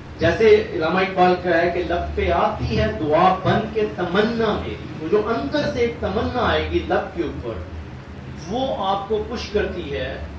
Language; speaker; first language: Urdu; native; Urdu